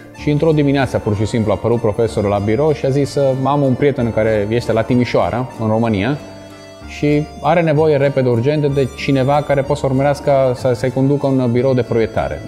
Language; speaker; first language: Romanian; non-native, fluent; Italian